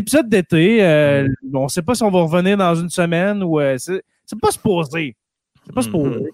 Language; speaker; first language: French; native; French